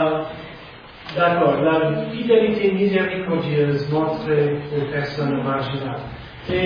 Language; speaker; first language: French; non-native, fluent; English